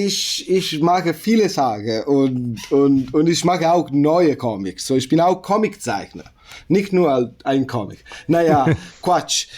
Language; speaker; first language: German; non-native, learner; Italian